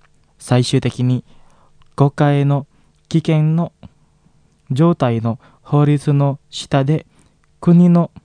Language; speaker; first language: Japanese; non-native, fluent; Indonesian